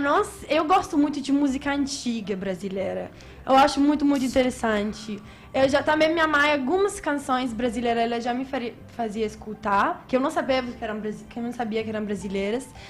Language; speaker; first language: Portuguese; non-native, fluent; Italian